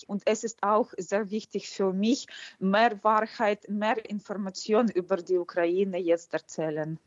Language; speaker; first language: German; non-native, fluent; Ukrainian